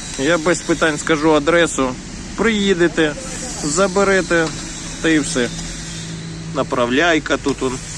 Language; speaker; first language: Ukrainian; non-native, local second language; Russian